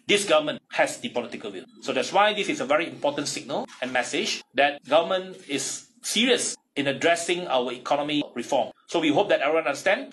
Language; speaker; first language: English; non-native, local second language; Malay